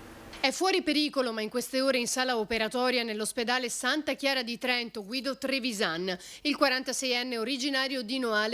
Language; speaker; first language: Italian; native; Italian